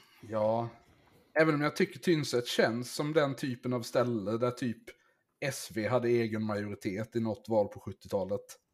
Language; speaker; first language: Swedish; native; Swedish